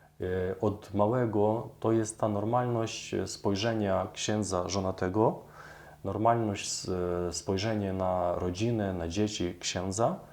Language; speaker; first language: Polish; non-native, fluent; Ukrainian